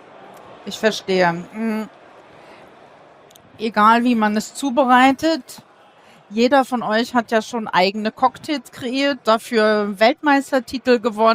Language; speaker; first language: German; native; German